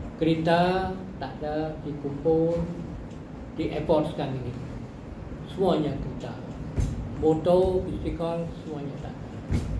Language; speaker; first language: Malay; non-native, fluent; Eastern Cham